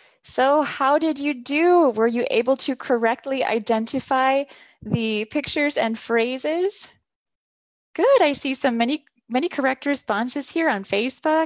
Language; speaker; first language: English; native; English